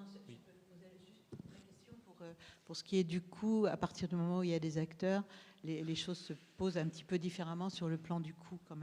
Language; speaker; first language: French; native; French